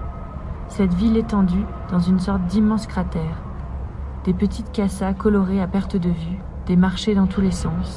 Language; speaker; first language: French; native; French